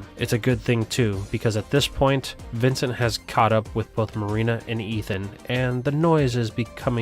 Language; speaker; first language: English; native; English